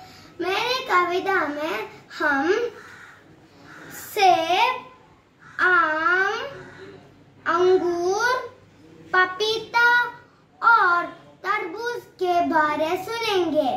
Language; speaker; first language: Hindi; non-native, local second language; Malayalam